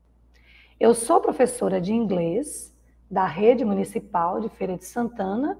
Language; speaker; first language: Portuguese; native; Portuguese